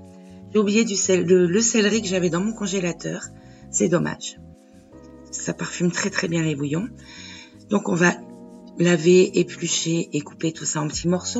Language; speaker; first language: French; native; French